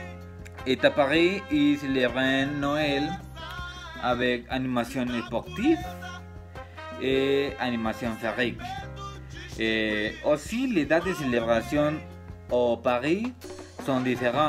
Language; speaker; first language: French; non-native, learner; Spanish